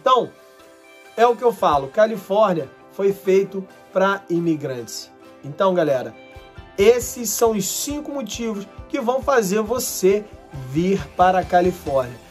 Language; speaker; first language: Portuguese; native; Portuguese